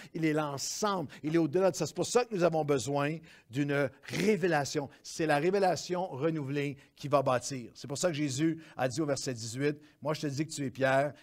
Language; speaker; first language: French; native; French